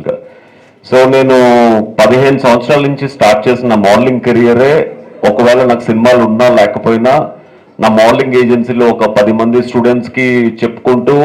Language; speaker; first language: Telugu; native; Telugu